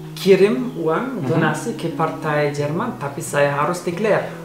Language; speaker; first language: Indonesian; non-native, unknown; German